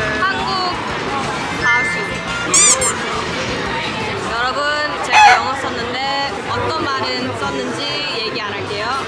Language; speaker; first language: Korean; early bilingual, heritage; English